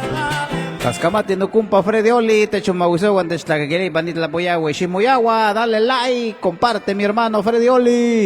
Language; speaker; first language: Spanish; native; Spanish